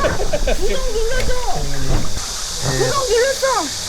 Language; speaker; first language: Korean; native; Korean